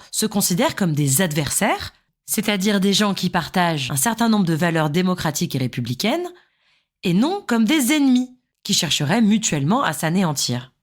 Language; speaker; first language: French; native; French